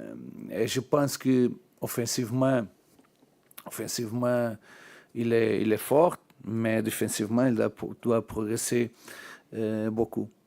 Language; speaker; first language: French; non-native, learner; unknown